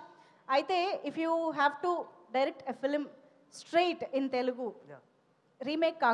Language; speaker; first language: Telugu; native; Telugu